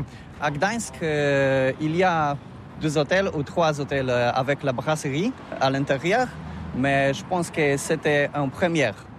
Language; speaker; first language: French; non-native, learner; Polish